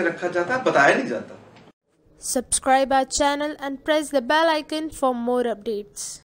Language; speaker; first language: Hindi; native; Hindi